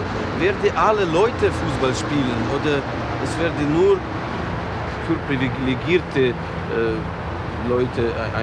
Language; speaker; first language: German; non-native, learner; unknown